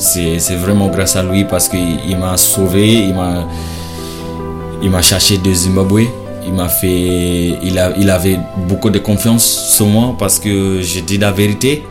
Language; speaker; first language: French; non-native, learner; Shona